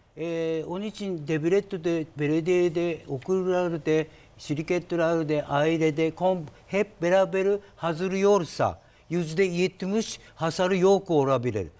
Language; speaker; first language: Turkish; non-native, learner; Japanese